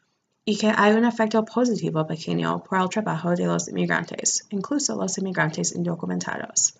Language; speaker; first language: Spanish; non-native, fluent; English